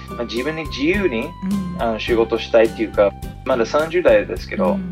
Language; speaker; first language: Japanese; non-native, fluent; English